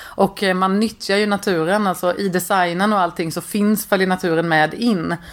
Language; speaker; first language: Swedish; native; Swedish